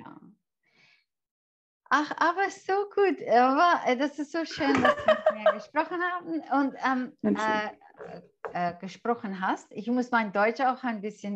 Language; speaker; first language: German; non-native, fluent; English